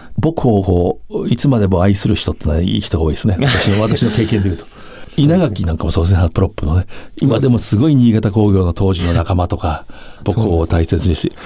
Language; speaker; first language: Japanese; native; Japanese